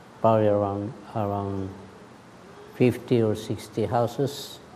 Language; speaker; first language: English; non-native, learner; Spanish